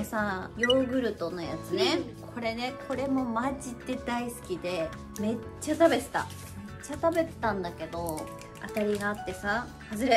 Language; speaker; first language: Japanese; native; Japanese